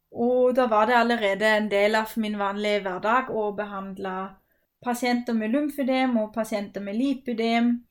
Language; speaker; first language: Norwegian; non-native, fluent; German